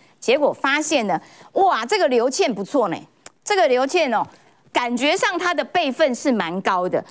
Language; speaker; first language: Chinese; native; Chinese